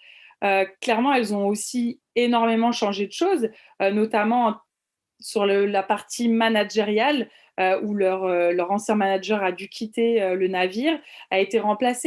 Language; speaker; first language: French; native; French